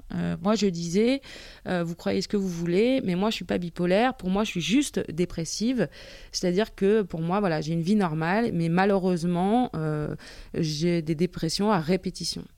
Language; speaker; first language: French; native; French